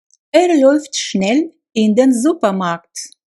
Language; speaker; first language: German; non-native, fluent; Russian